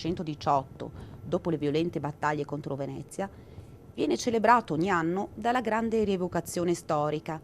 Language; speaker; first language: Italian; native; Italian